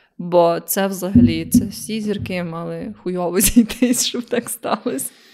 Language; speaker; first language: Ukrainian; native; Ukrainian